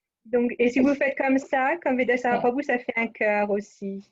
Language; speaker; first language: French; native; French